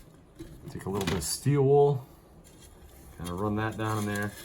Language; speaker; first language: English; native; English